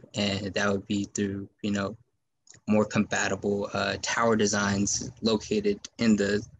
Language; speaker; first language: English; native; English